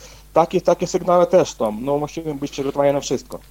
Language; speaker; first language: Polish; non-native, fluent; Ukrainian